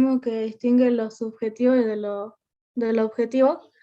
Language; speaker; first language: Spanish; native; Spanish